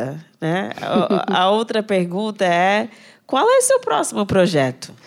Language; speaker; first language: Portuguese; non-native, fluent; English